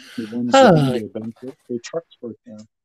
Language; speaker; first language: English; native; English